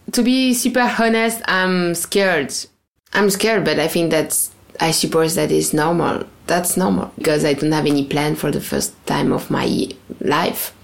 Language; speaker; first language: English; non-native, fluent; French